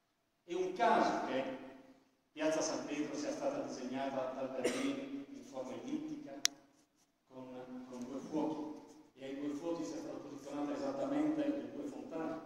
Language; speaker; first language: Italian; native; Italian